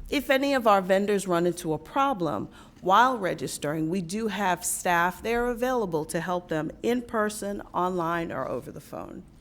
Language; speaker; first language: English; native; English